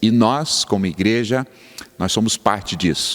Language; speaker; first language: Portuguese; native; Portuguese